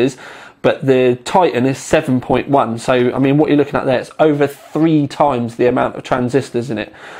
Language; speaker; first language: English; native; English